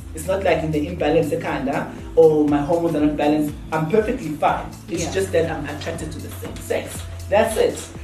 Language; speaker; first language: English; non-native, local second language; Zulu